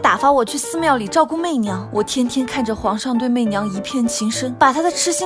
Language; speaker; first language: Chinese; native; Chinese